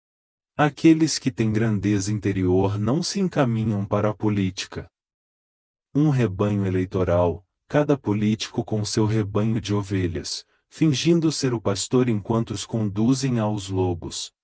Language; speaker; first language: Portuguese; native; Portuguese